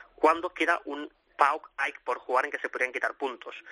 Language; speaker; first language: Spanish; native; Spanish